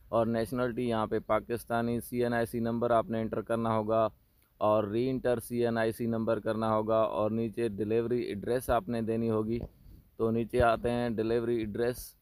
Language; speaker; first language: Urdu; native; Urdu